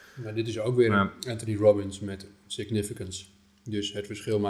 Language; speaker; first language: Dutch; native; Dutch